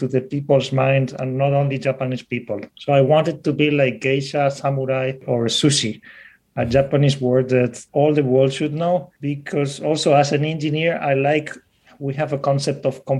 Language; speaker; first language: English; non-native, fluent; Spanish